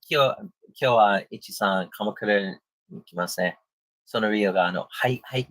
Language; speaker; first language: Japanese; non-native, learner; English